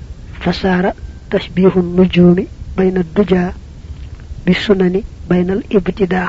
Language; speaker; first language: Arabic; non-native, fluent; Wolof